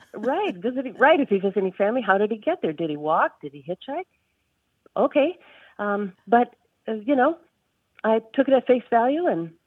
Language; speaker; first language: English; native; English